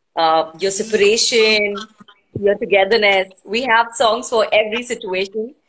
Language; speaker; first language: English; non-native, local second language; Hindi